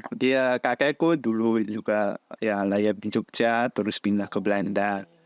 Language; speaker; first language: Indonesian; non-native, fluent; Dutch